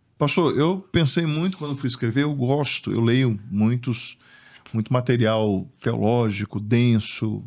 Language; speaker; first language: Portuguese; native; Portuguese